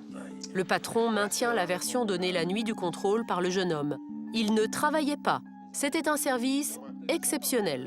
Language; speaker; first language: French; native; French